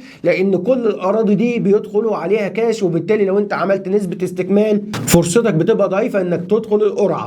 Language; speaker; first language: Arabic; native; Arabic